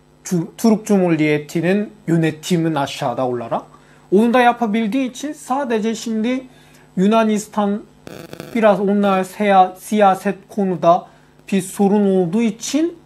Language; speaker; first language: Turkish; non-native, learner; Korean